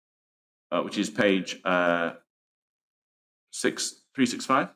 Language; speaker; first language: English; native; English